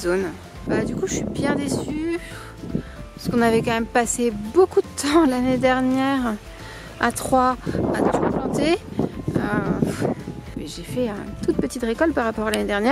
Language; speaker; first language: French; native; French